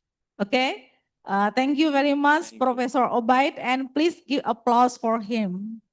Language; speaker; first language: English; non-native, fluent; Indonesian